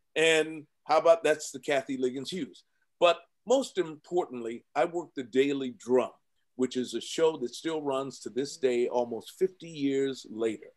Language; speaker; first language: English; native; English